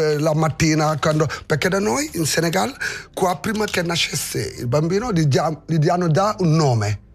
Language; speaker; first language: Italian; non-native, fluent; Wolof